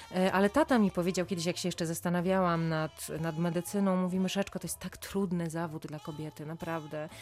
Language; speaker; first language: Polish; native; Polish